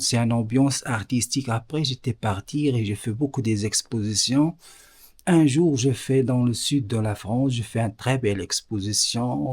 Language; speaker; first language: French; non-native, learner; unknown